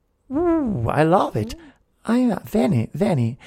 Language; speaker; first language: English; non-native, fluent; Italian